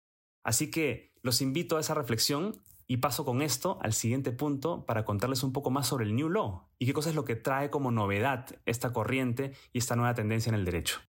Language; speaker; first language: Spanish; native; Spanish